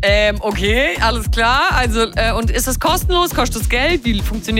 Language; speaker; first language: German; native; German